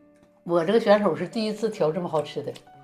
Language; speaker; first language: Chinese; native; Chinese